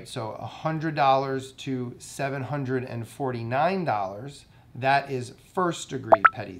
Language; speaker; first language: English; native; English